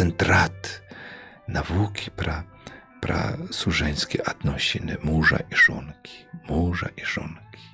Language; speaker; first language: Polish; non-native, local second language; Belarusian